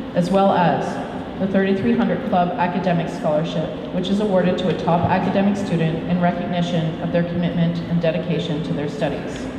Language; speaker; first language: English; native; English